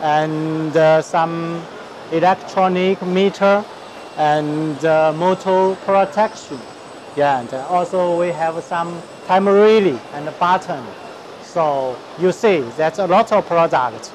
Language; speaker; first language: English; non-native, learner; Chinese